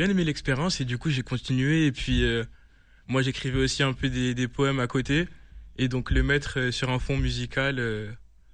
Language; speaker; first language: French; native; French